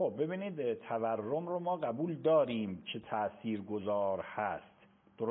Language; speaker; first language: Persian; native; Persian